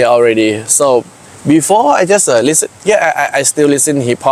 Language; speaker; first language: English; non-native, learner; Thai